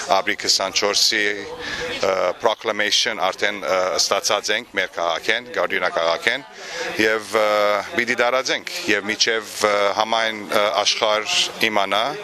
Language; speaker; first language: Armenian; early bilingual, heritage; Armenian